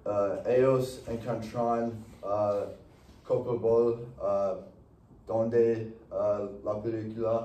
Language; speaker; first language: Spanish; non-native, learner; English